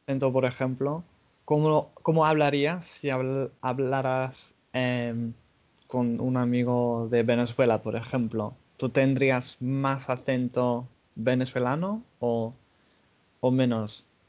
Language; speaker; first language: Spanish; non-native, fluent; English